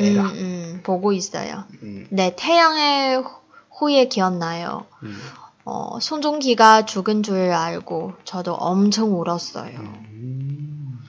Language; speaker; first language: Korean; non-native, fluent; Chinese